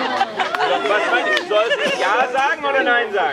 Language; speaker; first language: German; non-native, fluent; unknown